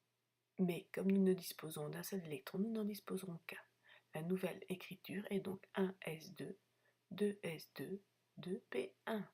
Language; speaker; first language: French; native; French